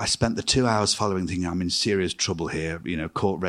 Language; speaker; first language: English; native; English